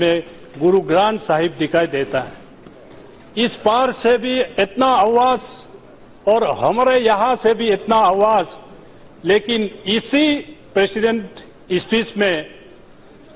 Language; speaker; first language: Hindi; non-native, local second language; Adi